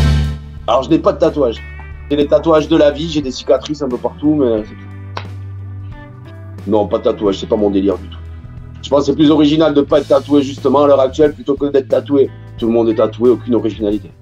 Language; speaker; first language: French; native; French